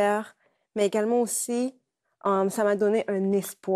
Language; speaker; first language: French; native; French